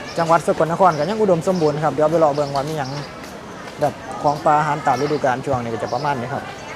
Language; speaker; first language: Thai; native; Thai